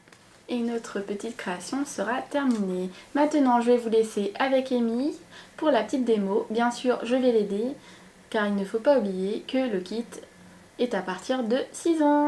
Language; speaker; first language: French; native; French